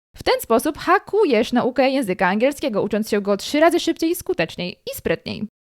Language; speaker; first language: Polish; native; Polish